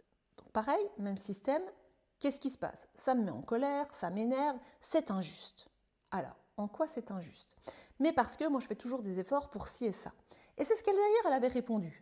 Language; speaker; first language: French; native; French